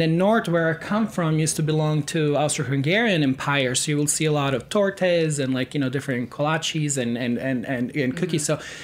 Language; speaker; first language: English; non-native, fluent; Serbian